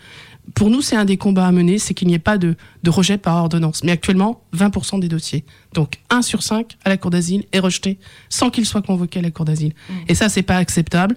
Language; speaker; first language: French; native; French